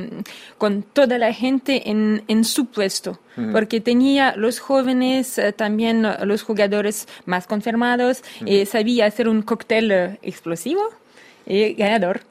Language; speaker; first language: Spanish; non-native, fluent; Russian